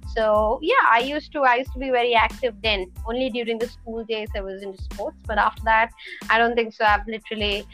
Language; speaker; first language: English; non-native, local second language; Telugu